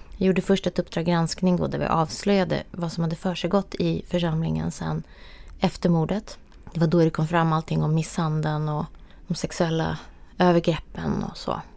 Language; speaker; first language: Swedish; native; Swedish